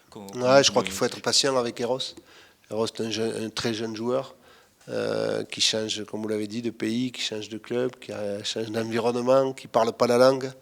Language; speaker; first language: French; native; French